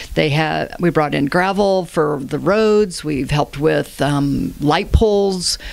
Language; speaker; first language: English; native; English